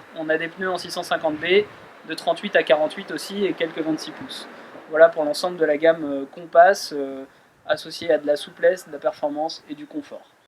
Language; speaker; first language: French; native; French